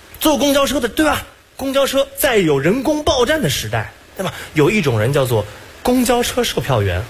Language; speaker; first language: Chinese; native; Chinese